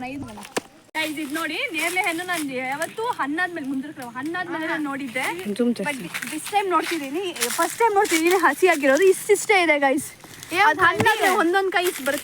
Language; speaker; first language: Kannada; native; Kannada